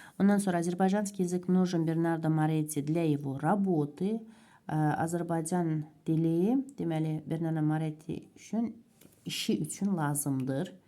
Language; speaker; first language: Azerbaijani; native; Azerbaijani